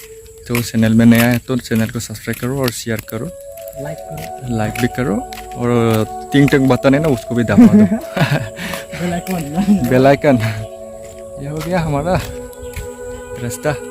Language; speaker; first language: Hindi; non-native, local second language; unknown